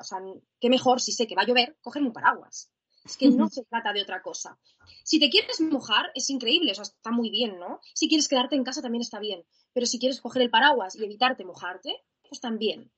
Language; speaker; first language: Spanish; native; Spanish